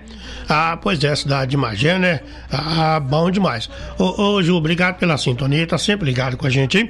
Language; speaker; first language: Portuguese; native; Portuguese